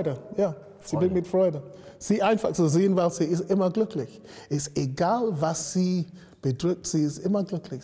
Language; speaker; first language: German; non-native, fluent; English